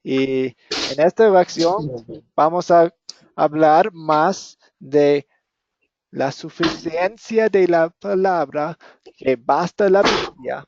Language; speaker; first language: Spanish; non-native, fluent; English